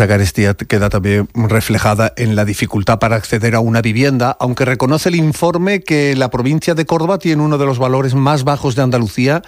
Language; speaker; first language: Spanish; native; Spanish